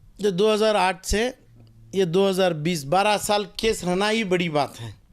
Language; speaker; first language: Hindi; non-native, local second language; Urdu